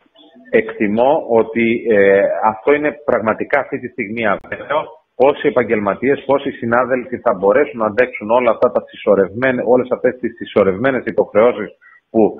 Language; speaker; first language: Greek; native; Greek